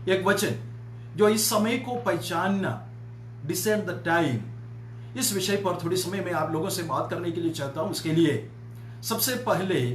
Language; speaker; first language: Hindi; non-native, local second language; Malayalam